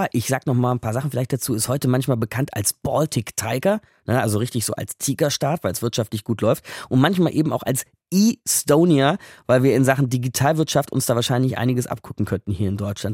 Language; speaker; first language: German; native; German